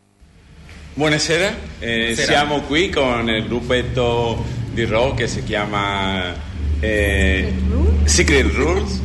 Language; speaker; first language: Italian; non-native, learner; Spanish